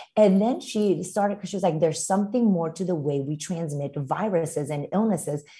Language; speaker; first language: English; early bilingual, other home language; Romanian